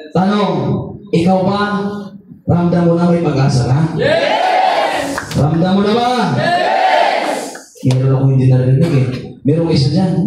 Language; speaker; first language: Filipino; non-native, local second language; Masbatenyo